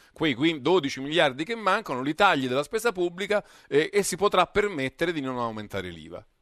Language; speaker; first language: Italian; native; Italian